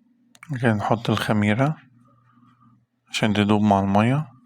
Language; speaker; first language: Arabic; native; Arabic